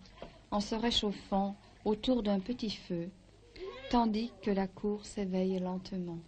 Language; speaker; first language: French; native; French